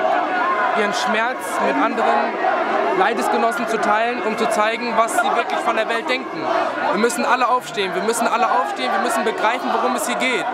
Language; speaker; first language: German; native; German